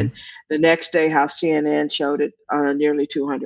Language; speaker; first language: English; native; English